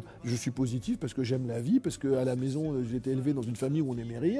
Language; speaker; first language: French; native; French